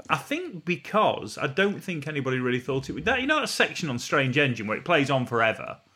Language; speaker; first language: English; native; English